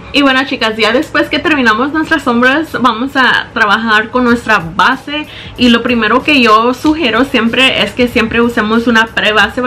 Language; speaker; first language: Spanish; early bilingual, heritage; Spanish